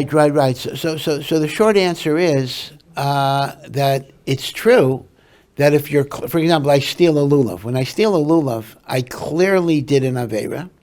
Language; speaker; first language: English; native; English